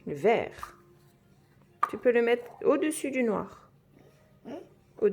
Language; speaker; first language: French; native; French